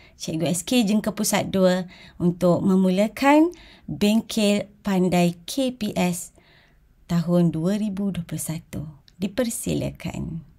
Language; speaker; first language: Malay; native; Malay